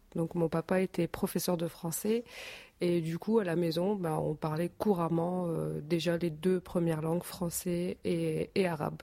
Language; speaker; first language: French; non-native, local second language; Arabic